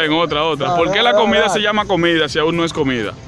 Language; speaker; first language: Spanish; native; Spanish